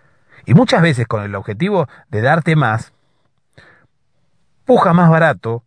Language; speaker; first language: Spanish; native; Spanish